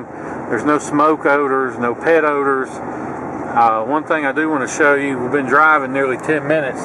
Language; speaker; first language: English; native; English